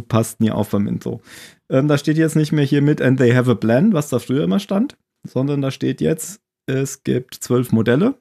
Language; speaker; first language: German; native; German